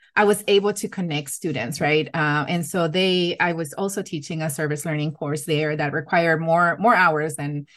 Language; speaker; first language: English; non-native, fluent; Spanish